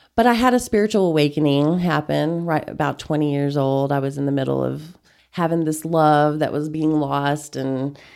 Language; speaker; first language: English; native; English